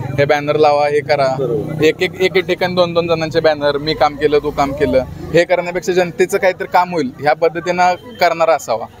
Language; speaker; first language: Marathi; native; Marathi